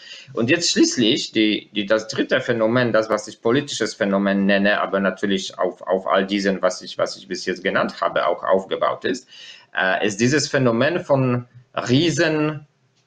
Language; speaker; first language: German; non-native, fluent; Polish